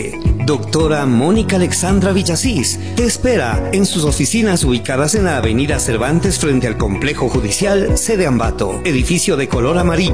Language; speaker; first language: Spanish; native; Spanish